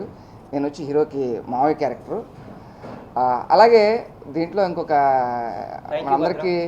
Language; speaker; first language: Telugu; native; Telugu